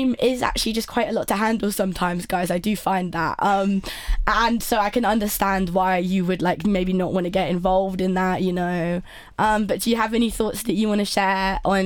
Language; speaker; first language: English; native; English